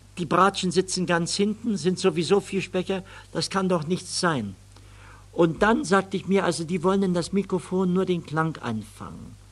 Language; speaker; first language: German; native; German